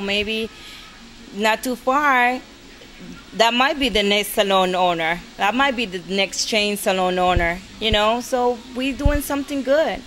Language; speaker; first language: English; non-native, fluent; Spanish